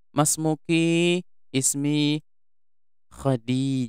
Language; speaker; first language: Arabic; non-native, fluent; Indonesian